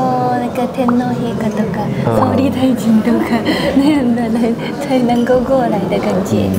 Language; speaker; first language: Chinese; non-native, fluent; Japanese